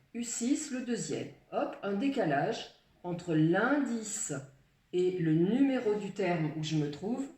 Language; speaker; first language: French; native; French